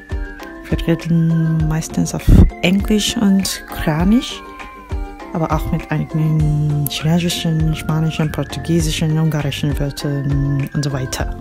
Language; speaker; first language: German; non-native, fluent; Korean